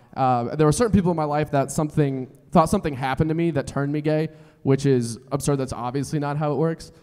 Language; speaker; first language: English; native; English